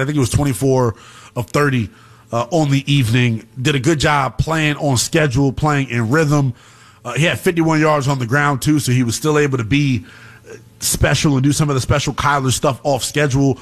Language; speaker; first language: English; native; English